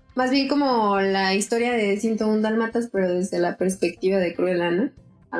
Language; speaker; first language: Spanish; native; Spanish